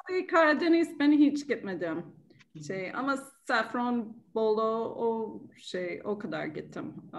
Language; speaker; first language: Turkish; non-native, learner; English